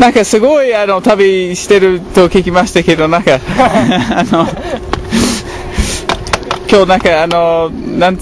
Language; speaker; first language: Japanese; non-native, learner; English